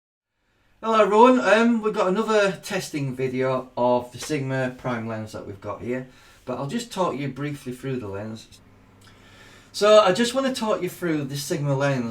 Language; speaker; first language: English; native; English